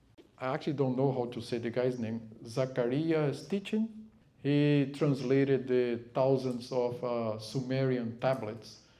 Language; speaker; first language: English; non-native, fluent; Portuguese